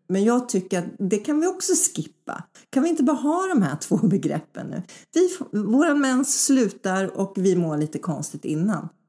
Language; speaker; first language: Swedish; early bilingual, other home language; Polish